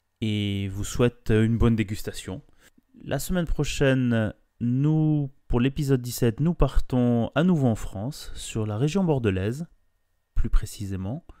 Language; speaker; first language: French; native; French